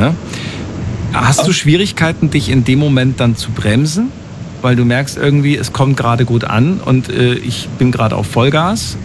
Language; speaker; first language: German; native; German